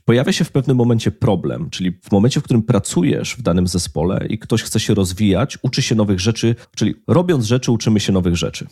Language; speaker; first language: Polish; native; Polish